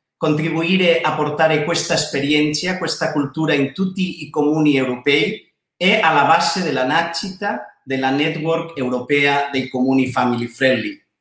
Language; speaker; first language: Italian; non-native, learner; Catalan